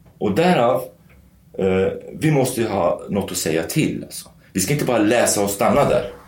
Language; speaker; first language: Swedish; non-native, fluent; Kurdish